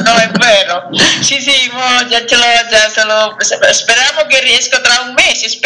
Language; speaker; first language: Italian; non-native, learner; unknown